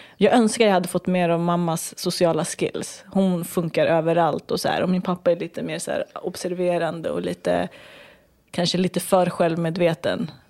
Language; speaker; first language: Swedish; early bilingual, other home language; Kurdish